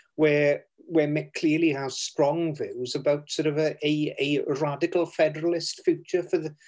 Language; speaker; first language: English; native; English